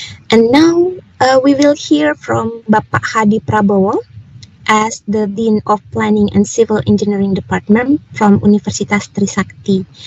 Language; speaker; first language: English; non-native, fluent; Indonesian